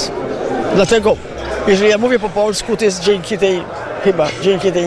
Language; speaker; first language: Polish; early bilingual, heritage; Italian